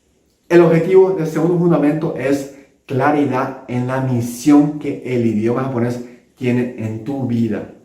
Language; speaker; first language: Spanish; non-native, local second language; Japanese